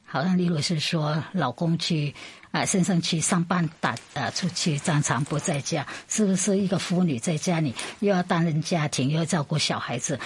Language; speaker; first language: Chinese; non-native, fluent; Vietnamese